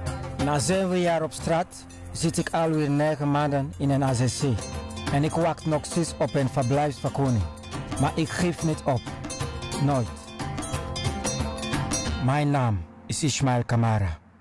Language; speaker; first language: Dutch; non-native, learner; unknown